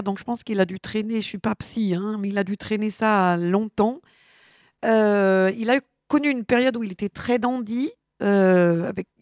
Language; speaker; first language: French; native; French